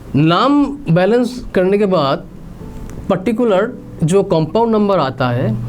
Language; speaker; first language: Hindi; non-native, local second language; Bangla